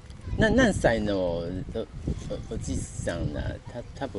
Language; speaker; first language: Japanese; non-native, learner; Chinese